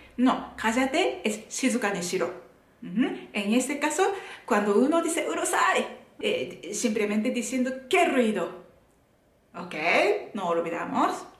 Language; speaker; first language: Spanish; non-native, fluent; Japanese